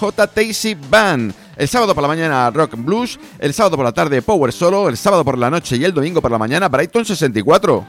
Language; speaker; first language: Spanish; native; Spanish